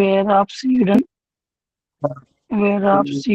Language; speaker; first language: German; non-native, learner; Hindi